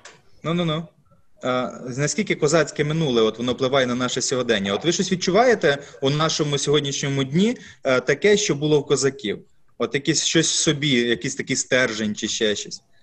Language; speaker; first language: Ukrainian; native; Ukrainian